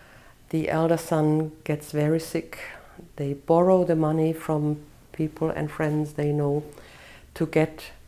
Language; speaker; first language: English; non-native, fluent; German